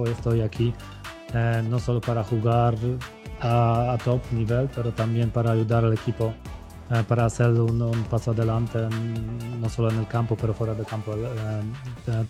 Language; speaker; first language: Spanish; non-native, learner; Polish